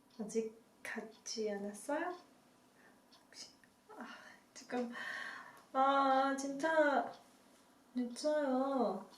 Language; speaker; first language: Korean; non-native, learner; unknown